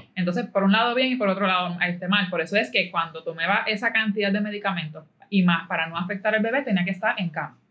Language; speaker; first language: Spanish; native; Spanish